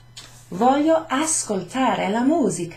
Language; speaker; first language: Italian; non-native, fluent; English